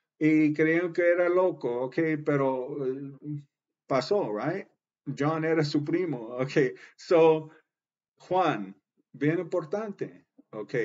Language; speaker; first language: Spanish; early bilingual, heritage; Spanish